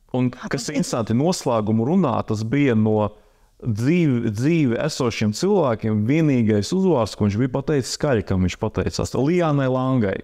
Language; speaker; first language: Latvian; non-native, local second language; Russian